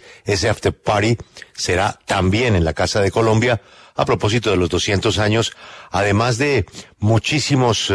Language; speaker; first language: Spanish; native; Spanish